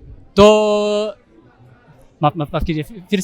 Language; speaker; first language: Hindi; non-native, fluent; English